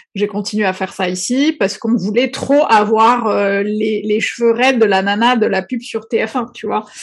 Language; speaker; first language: French; non-native, local second language; Arabic